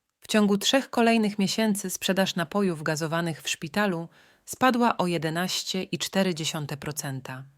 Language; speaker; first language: Polish; native; Polish